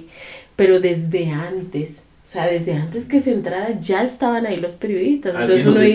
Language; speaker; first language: Spanish; native; Spanish